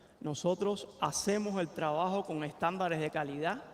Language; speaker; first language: Spanish; native; Spanish